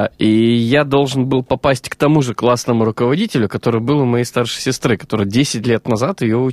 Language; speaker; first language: Russian; native; Russian